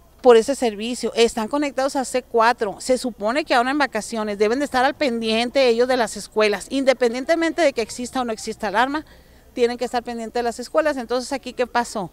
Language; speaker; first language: Spanish; native; Spanish